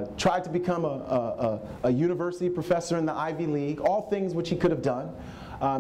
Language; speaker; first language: English; native; English